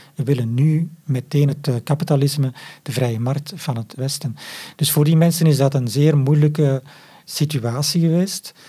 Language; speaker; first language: Dutch; native; Dutch